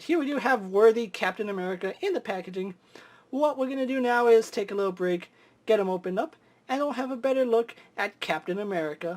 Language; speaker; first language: English; native; English